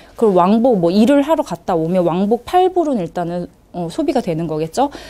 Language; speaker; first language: Korean; native; Korean